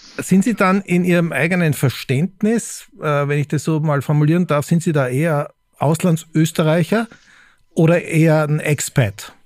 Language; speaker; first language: German; native; German